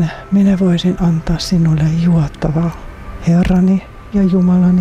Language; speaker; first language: Finnish; non-native, fluent; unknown